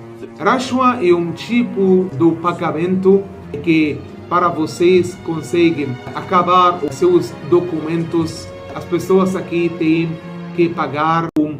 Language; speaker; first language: Portuguese; non-native, fluent; Arabic